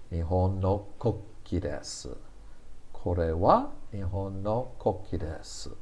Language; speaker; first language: Japanese; non-native, fluent; English